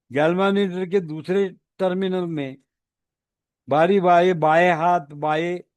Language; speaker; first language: Hindi; non-native, local second language; Marathi